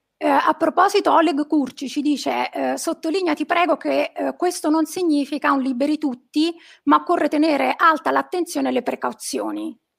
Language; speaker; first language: Italian; native; Italian